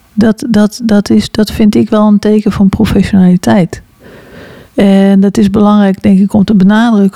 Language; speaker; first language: Dutch; native; Dutch